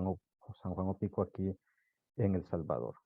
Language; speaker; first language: Spanish; native; Spanish